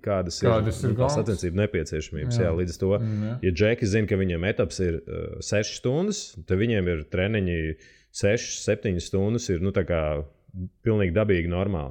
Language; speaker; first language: Latvian; native; Latvian